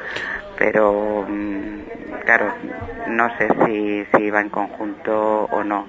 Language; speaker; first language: Spanish; native; Spanish